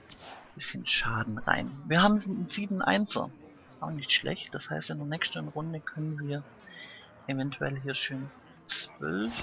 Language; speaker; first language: German; native; German